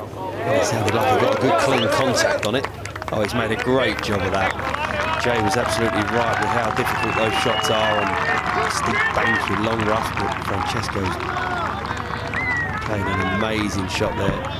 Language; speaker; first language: English; native; English